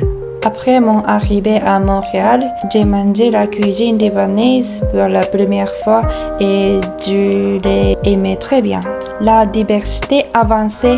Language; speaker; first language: French; non-native, learner; Japanese